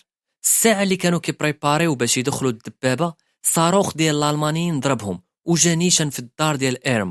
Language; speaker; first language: Arabic; native; Arabic